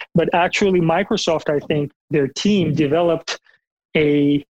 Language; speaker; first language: English; non-native, fluent; Bulgarian